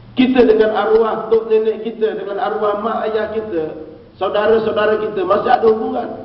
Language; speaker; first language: Malay; native; Malay